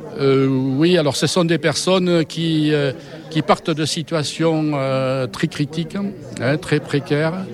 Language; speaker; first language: French; native; French